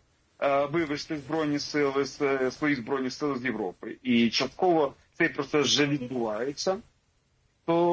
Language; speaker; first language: Ukrainian; native; Ukrainian